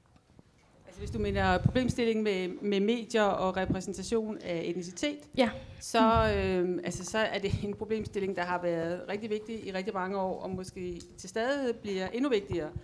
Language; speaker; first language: Danish; native; Danish